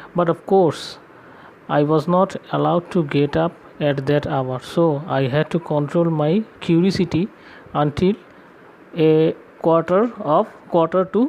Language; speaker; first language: English; non-native, local second language; Assamese